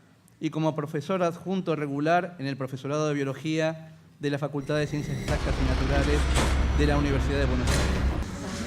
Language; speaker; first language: Spanish; native; Spanish